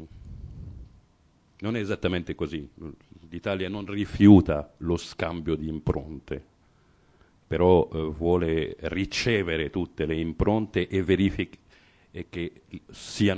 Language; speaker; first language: Italian; non-native, fluent; Arabic